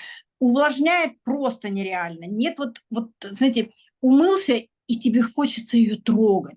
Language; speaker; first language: Russian; native; Russian